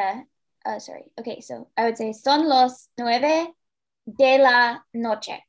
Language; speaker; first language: Spanish; non-native, learner; English